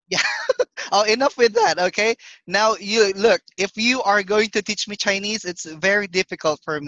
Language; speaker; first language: English; non-native, local second language; Filipino